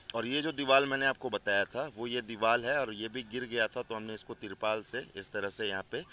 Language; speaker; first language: Hindi; non-native, local second language; Odia